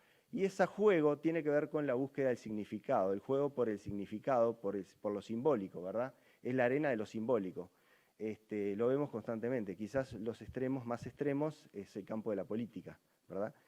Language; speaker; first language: Spanish; native; Spanish